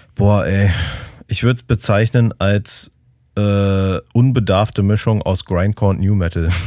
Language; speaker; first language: German; native; German